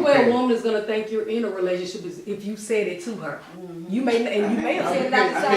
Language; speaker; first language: English; native; English